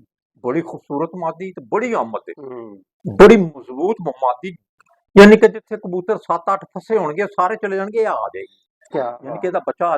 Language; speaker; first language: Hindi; non-native, local second language; Punjabi